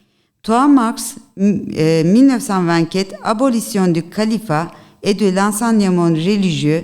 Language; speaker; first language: French; non-native, learner; Turkish